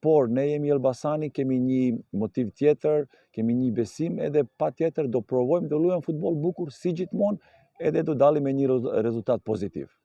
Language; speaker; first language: Albanian; non-native, learner; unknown